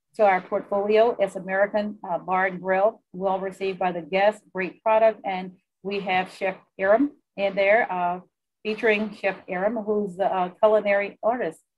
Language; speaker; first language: English; native; English